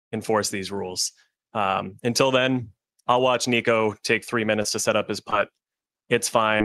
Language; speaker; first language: English; native; English